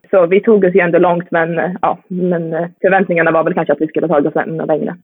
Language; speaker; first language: Swedish; native; Swedish